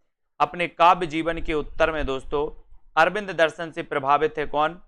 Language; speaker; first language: Hindi; native; Hindi